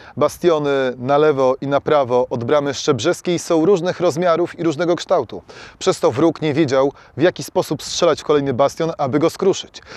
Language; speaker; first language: Polish; native; Polish